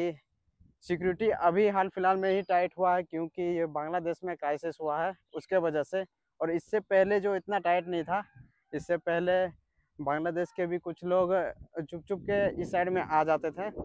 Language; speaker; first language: Hindi; native; Hindi